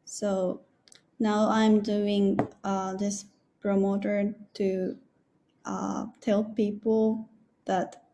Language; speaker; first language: English; non-native, learner; Japanese